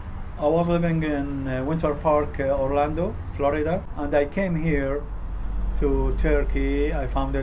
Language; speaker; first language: English; non-native, fluent; Arabic